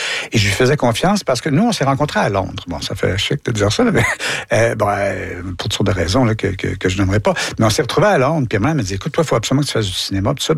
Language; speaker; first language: French; native; French